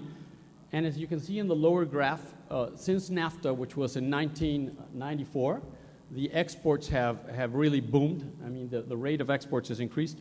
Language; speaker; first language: English; non-native, fluent; Spanish